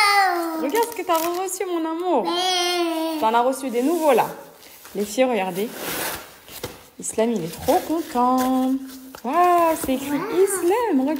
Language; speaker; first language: French; native; French